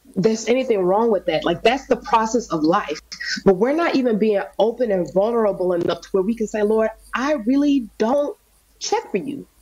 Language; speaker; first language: English; native; English